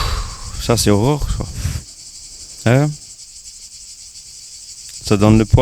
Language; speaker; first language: French; non-native, learner; Swedish